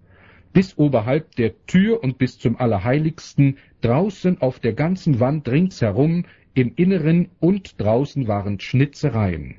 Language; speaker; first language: German; native; German